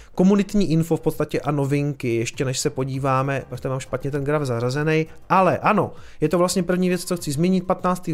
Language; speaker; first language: Czech; native; Czech